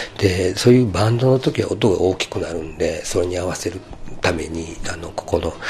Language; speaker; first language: Japanese; native; Japanese